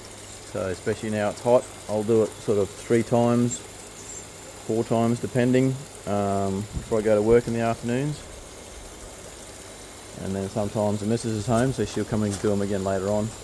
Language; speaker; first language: English; native; English